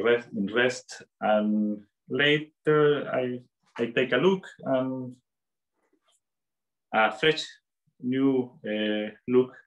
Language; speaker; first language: English; non-native, fluent; Spanish